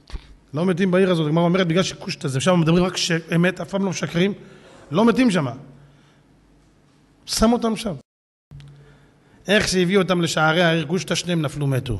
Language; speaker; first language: Hebrew; native; Hebrew